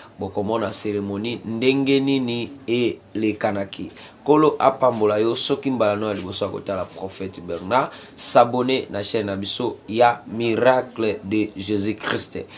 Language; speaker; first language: Lingala; native; Lingala